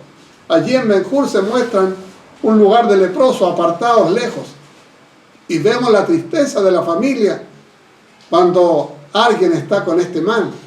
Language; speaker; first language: Spanish; native; Spanish